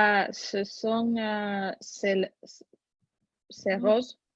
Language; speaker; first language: French; non-native, learner; Russian